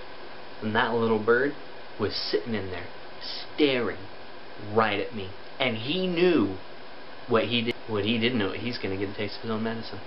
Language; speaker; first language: English; native; English